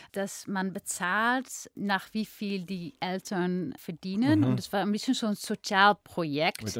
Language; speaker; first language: German; non-native, fluent; Dutch